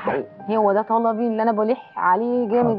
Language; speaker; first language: Arabic; native; Arabic